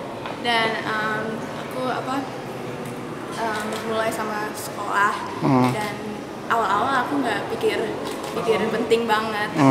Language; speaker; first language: Indonesian; early bilingual, heritage; English